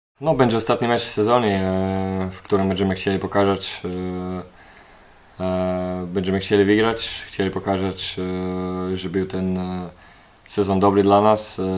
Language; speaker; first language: Polish; non-native, learner; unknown